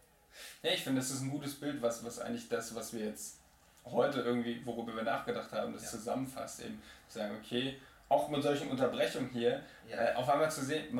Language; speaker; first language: German; native; German